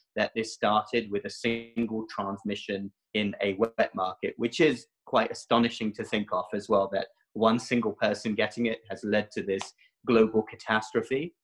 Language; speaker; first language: English; native; English